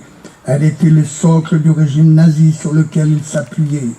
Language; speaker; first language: French; native; French